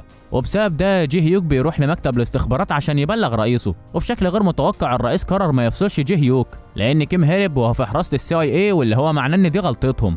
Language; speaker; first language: Arabic; native; Arabic